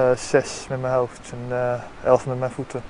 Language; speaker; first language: Dutch; early bilingual, heritage; Dutch